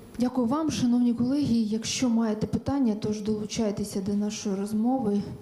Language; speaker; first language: Ukrainian; native; Ukrainian